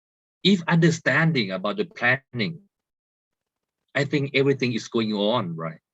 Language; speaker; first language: English; non-native, learner; Thai